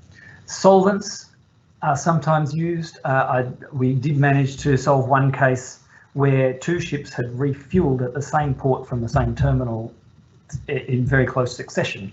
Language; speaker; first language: English; native; English